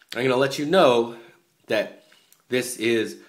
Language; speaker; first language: English; native; English